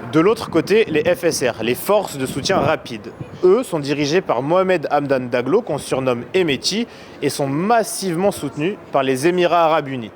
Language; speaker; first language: French; native; French